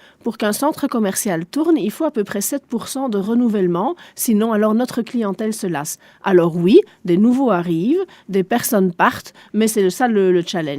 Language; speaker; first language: French; non-native, local second language; German